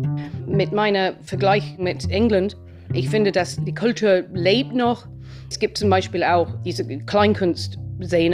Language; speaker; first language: German; non-native, fluent; English